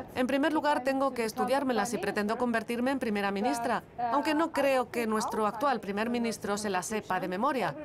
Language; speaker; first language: Spanish; non-native, fluent; Swedish